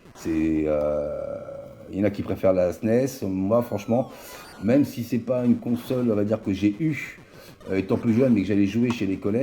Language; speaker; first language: French; native; French